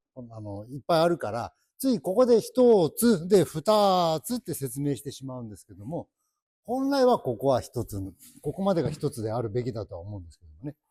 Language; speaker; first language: Japanese; native; Japanese